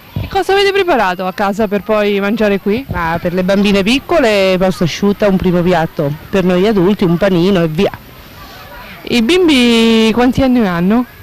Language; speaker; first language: Italian; native; Italian